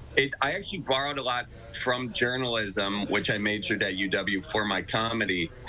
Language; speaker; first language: English; native; English